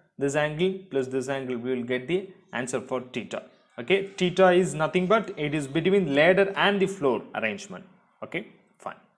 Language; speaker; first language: English; non-native, local second language; Tamil